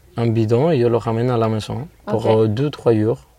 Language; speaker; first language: French; non-native, fluent; Spanish